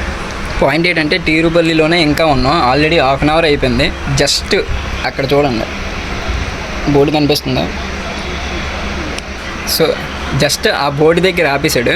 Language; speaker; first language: Telugu; native; Telugu